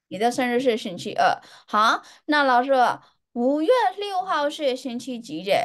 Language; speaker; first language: Chinese; native; Chinese